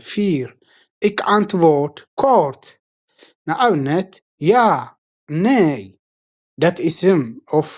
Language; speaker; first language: Dutch; non-native, fluent; Tigrinya